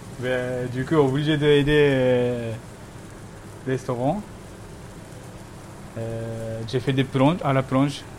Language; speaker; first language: French; non-native, fluent; Japanese